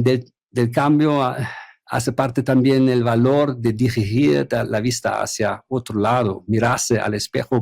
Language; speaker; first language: Spanish; non-native, fluent; German